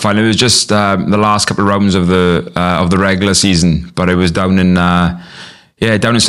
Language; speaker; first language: English; native; English